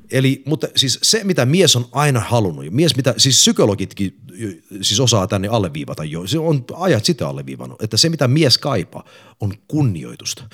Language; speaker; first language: Finnish; early bilingual, heritage; English